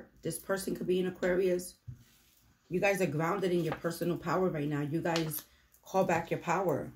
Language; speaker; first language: English; native; English